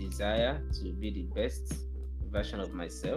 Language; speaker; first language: English; non-native, local second language; Yoruba